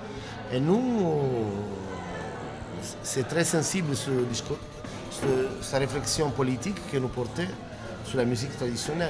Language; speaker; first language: French; non-native, learner; Italian